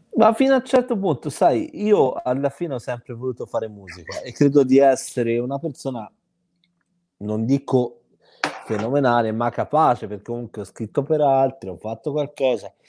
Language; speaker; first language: Italian; native; Italian